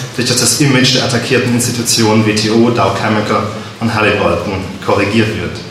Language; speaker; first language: German; native; German